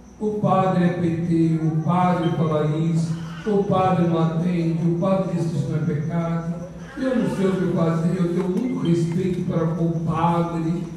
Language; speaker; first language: Portuguese; native; Portuguese